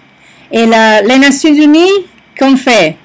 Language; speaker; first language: French; non-native, learner; Italian